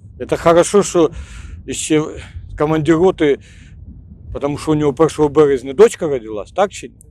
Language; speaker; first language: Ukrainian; non-native, local second language; Russian